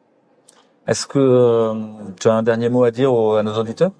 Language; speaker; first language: French; native; French